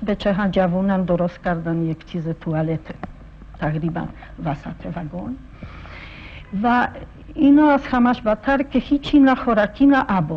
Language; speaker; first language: Persian; non-native, fluent; Polish